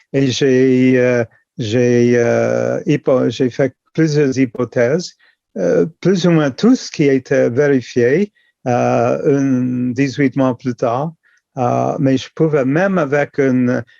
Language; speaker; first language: French; non-native, local second language; English